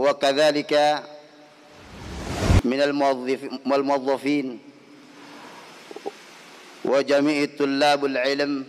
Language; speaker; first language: Arabic; non-native, fluent; Indonesian